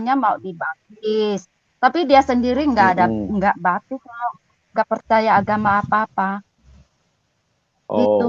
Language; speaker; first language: Indonesian; non-native, learner; Cantonese